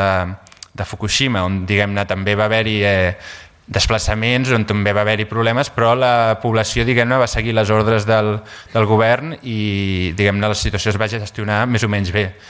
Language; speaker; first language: Catalan; native; Catalan